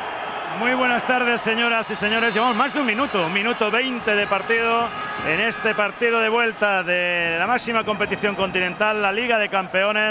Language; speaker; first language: Spanish; native; Spanish